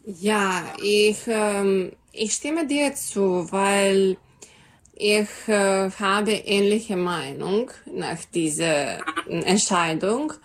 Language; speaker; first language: German; non-native, learner; Serbian